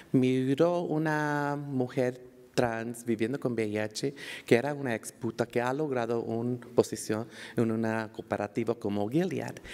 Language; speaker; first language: Spanish; early bilingual, heritage; Spanish